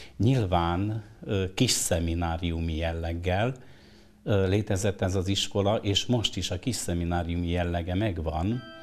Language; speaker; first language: Hungarian; native; Hungarian